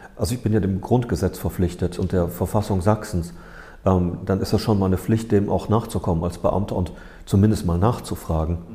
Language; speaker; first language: German; native; German